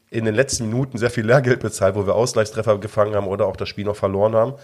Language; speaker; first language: German; native; German